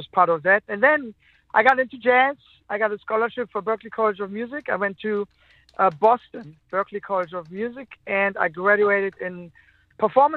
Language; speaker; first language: English; non-native, fluent; German